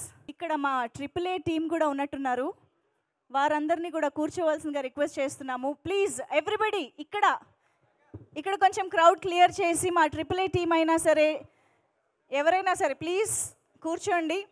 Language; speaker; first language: Telugu; native; Telugu